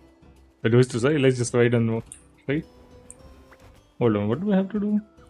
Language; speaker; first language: English; non-native, local second language; Hindi